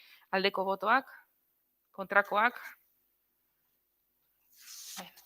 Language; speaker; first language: Basque; non-native, local second language; Spanish